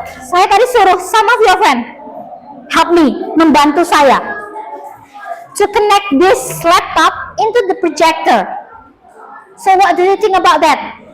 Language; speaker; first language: English; non-native, fluent; Indonesian